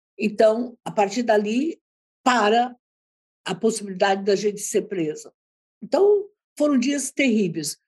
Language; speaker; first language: Portuguese; native; Portuguese